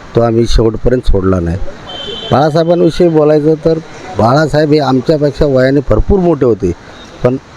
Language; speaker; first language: Marathi; native; Marathi